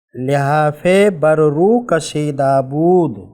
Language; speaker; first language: Persian; non-native, fluent; Urdu